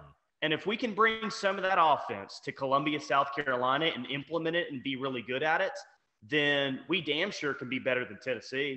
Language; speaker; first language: English; native; English